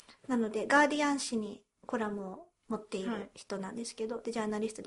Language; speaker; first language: Japanese; early bilingual, heritage; Japanese